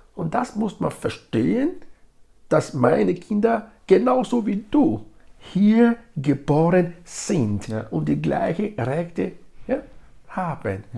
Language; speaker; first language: German; non-native, fluent; Bini